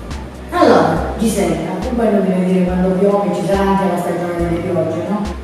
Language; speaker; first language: Italian; native; Italian